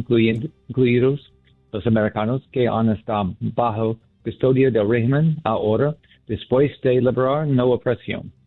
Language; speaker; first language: Spanish; non-native, learner; English